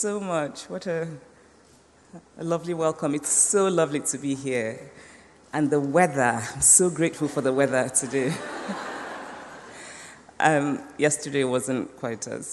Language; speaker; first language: English; non-native, local second language; Igbo